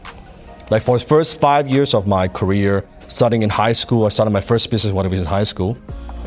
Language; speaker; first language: English; non-native, local second language; Cantonese